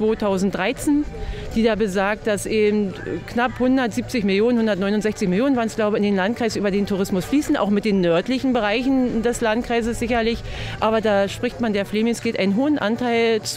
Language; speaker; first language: German; native; German